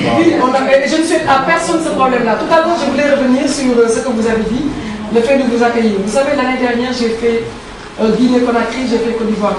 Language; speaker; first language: French; non-native, local second language; Wolof